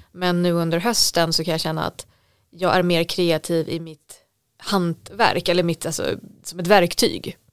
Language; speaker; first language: Swedish; native; Swedish